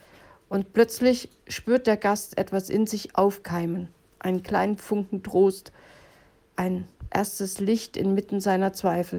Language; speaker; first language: German; native; German